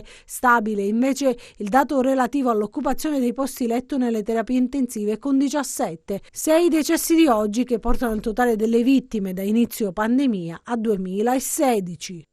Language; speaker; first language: Italian; native; Italian